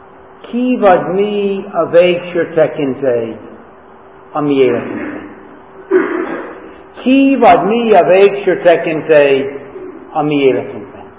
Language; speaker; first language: Hungarian; non-native, learner; English